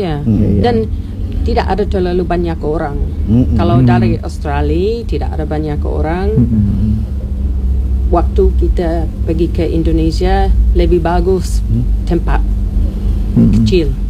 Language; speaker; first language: Indonesian; non-native, learner; English